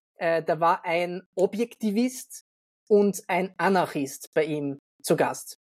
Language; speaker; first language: German; native; German